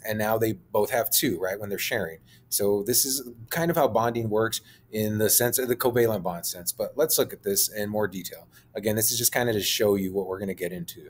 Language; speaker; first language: English; native; English